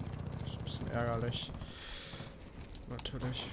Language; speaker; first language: German; native; German